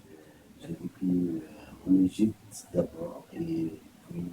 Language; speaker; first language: French; non-native, fluent; Arabic